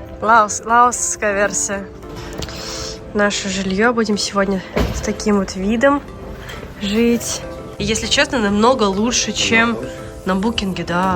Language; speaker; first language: Russian; native; Russian